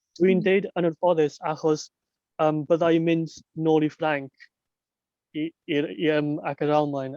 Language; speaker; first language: Welsh; non-native, local second language; English